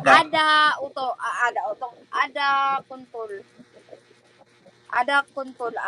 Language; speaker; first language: Indonesian; non-native, learner; Filipino